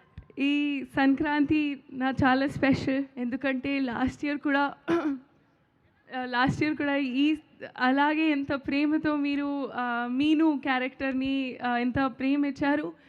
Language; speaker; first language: Telugu; non-native, learner; Hindi